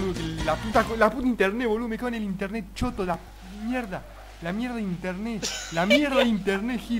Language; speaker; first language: Spanish; native; Spanish